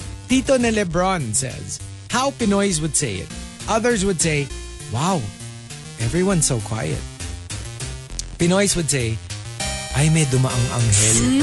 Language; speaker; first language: English; non-native, local second language; Filipino